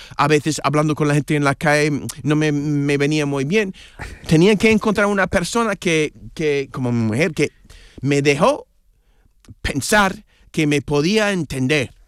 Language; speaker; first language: Spanish; non-native, fluent; English